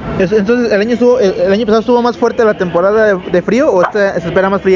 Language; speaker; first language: Spanish; native; Spanish